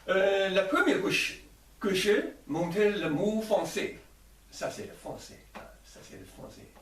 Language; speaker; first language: French; non-native, learner; Chinese